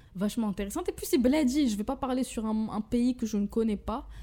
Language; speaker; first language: French; early bilingual, other home language; Arabic